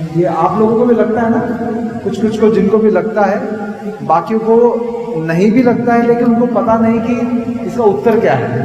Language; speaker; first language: Hindi; native; Hindi